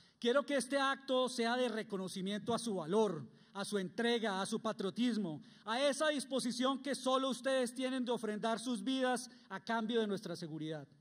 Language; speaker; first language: Spanish; native; Spanish